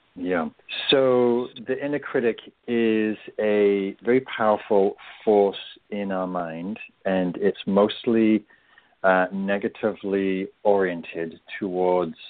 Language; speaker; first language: English; native; English